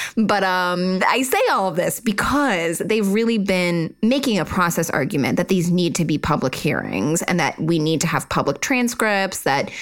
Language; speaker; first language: English; native; English